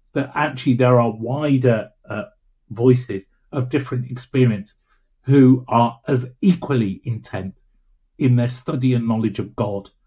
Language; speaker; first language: English; native; English